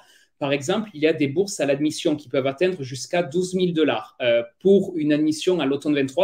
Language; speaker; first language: French; native; French